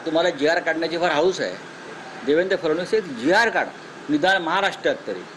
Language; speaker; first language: Marathi; native; Marathi